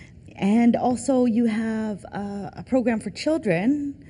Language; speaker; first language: English; native; English